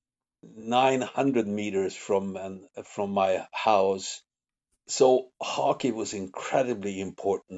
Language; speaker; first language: English; non-native, fluent; Swedish